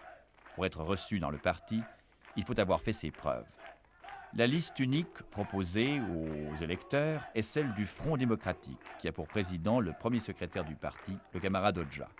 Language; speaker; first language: French; native; French